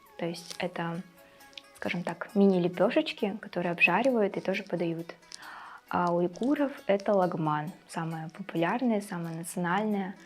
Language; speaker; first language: Russian; native; Russian